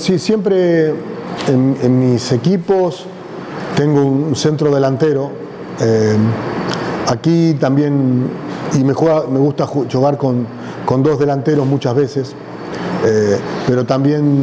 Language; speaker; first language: Portuguese; non-native, learner; Spanish